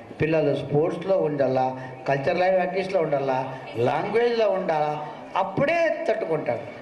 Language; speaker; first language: Telugu; non-native, local second language; Kannada